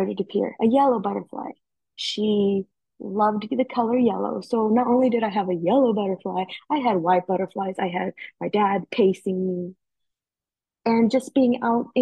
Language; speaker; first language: English; native; English